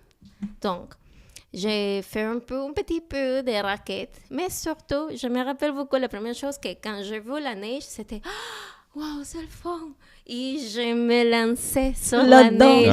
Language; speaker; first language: French; non-native, learner; Spanish